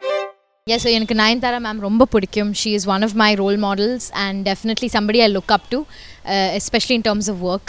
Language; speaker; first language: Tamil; non-native, learner; Malayalam